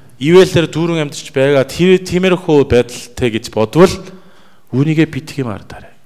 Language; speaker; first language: Mongolian; native; Mongolian